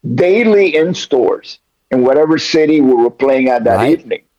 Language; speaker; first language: English; early bilingual, other home language; Spanish